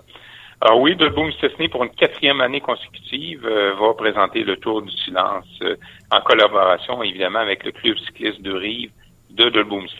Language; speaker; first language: French; native; French